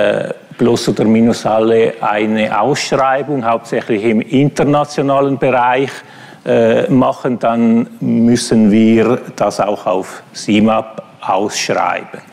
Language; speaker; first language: German; non-native, fluent; Italian